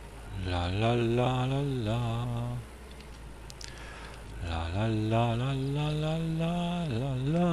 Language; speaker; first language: German; native; German